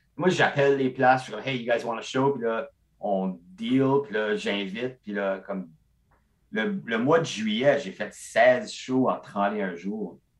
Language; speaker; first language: French; non-native, local second language; English